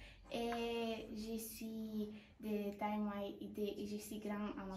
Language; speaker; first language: French; non-native, learner; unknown